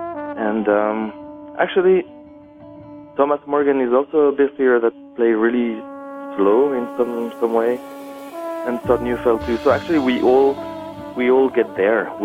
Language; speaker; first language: English; non-native, fluent; French